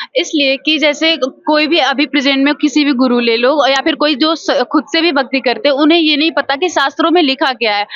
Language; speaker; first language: Hindi; native; Hindi